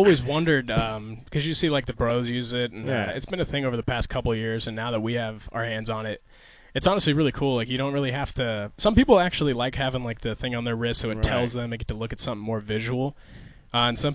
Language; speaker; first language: English; native; English